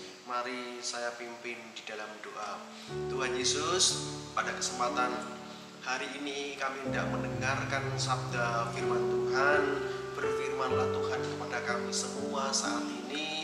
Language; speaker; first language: Indonesian; native; Indonesian